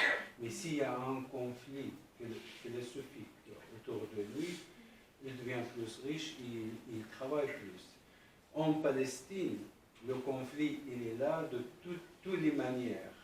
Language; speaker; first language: French; non-native, fluent; Arabic